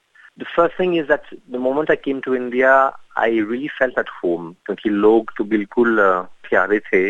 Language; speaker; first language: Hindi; non-native, fluent; French